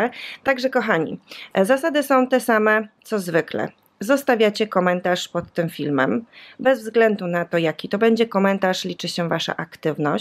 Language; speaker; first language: Polish; native; Polish